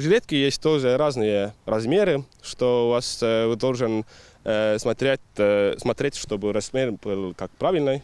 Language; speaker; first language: Russian; non-native, local second language; Estonian